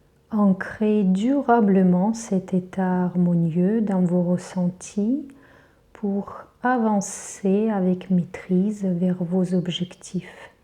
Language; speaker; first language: French; native; French